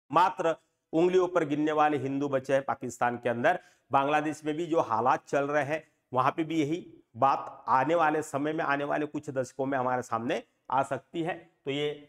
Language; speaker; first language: Hindi; non-native, local second language; Marathi